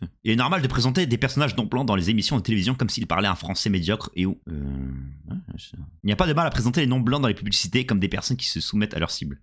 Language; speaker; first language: French; native; French